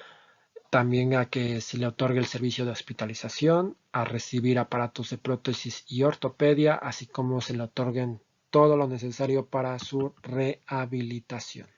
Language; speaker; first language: Spanish; native; Spanish